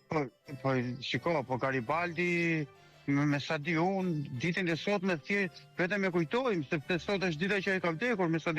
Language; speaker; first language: Albanian; native; Albanian